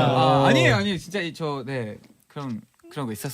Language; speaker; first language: Korean; non-native, fluent; Japanese